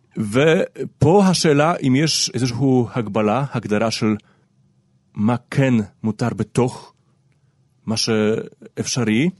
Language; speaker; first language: Hebrew; non-native, fluent; Polish